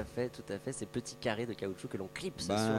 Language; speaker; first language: French; native; French